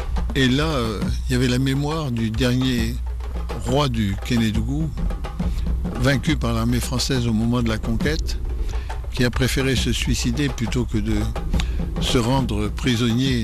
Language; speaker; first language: French; native; French